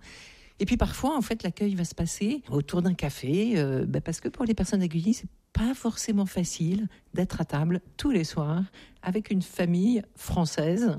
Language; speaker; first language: French; native; French